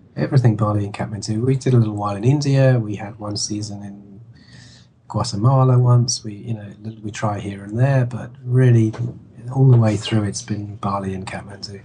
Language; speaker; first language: English; native; English